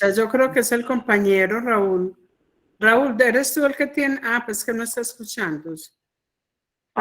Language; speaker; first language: Spanish; native; Spanish